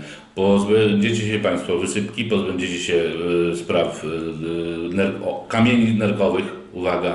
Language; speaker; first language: Polish; native; Polish